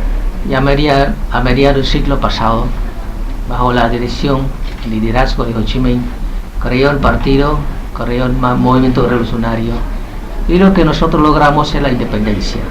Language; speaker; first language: Spanish; non-native, fluent; Vietnamese